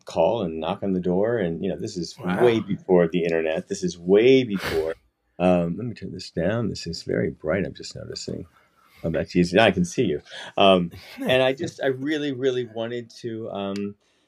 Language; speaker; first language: English; native; English